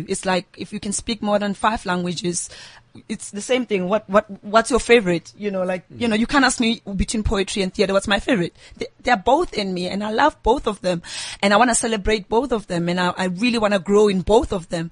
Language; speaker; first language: English; non-native, local second language; Southern Sotho